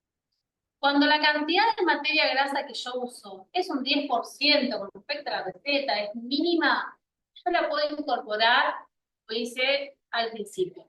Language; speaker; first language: Spanish; native; Spanish